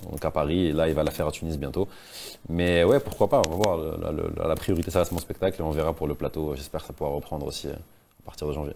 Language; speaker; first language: French; non-native, local second language; Arabic